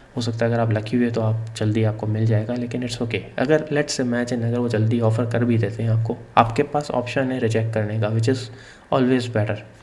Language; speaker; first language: Urdu; native; Urdu